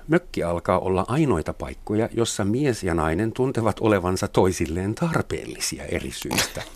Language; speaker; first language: Finnish; non-native, fluent; German